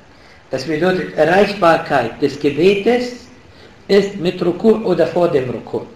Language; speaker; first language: German; non-native, fluent; Arabic